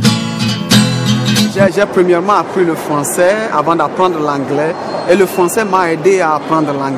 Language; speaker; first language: French; non-native, fluent; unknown